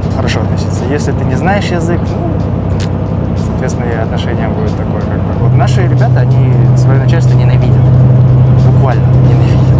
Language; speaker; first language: Russian; early bilingual, other home language; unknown